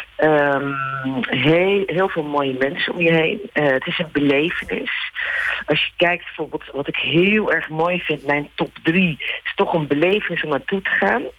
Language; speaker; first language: Dutch; early bilingual, other home language; Turkish